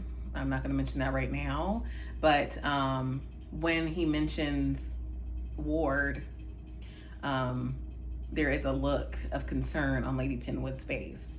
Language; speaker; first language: English; native; English